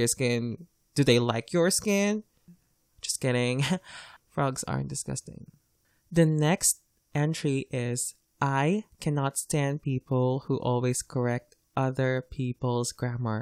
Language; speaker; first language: English; non-native, local second language; Filipino